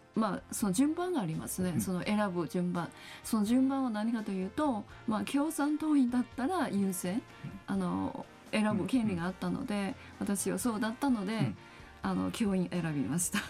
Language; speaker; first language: Japanese; non-native, fluent; Chinese